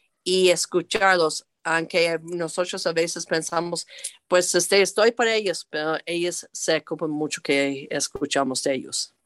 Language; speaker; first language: Spanish; non-native, fluent; English